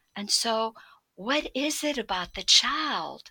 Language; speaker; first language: English; early bilingual, other home language; Polish